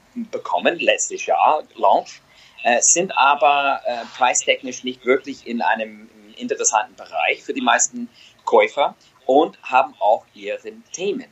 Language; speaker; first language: German; non-native, fluent; English